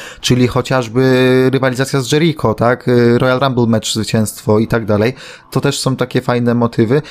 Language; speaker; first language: Polish; native; Polish